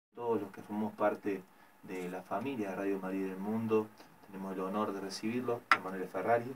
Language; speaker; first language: Spanish; native; Spanish